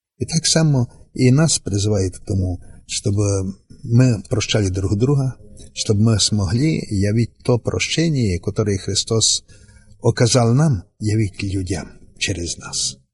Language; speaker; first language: Russian; non-native, local second language; Rusyn